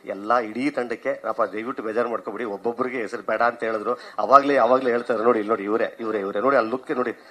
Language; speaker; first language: Kannada; native; Kannada